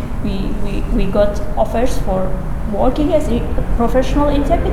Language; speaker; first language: English; non-native, fluent; Kurdish